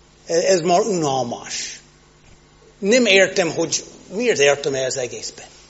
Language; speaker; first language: Hungarian; non-native, fluent; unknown